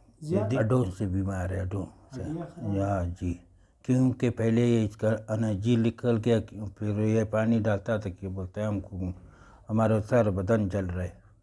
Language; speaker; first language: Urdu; non-native, local second language; Pashto